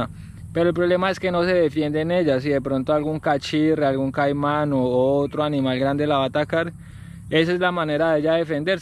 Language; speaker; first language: Spanish; native; Spanish